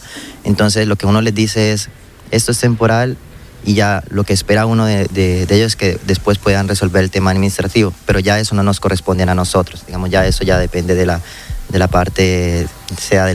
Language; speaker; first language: Spanish; native; Spanish